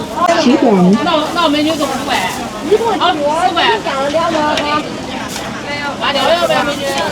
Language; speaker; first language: Chinese; native; Chinese